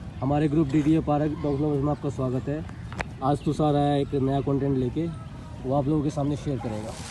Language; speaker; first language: Hindi; non-native, local second language; Bangla